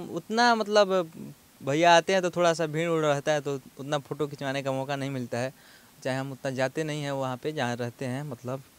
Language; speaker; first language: Hindi; non-native, local second language; Bhojpuri